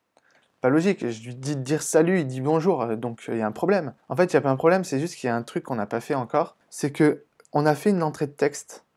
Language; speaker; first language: French; native; French